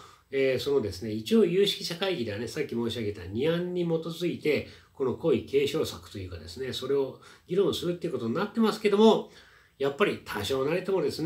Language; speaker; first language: Japanese; native; Japanese